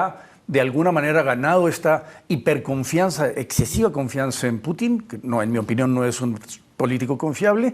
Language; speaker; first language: Spanish; native; Spanish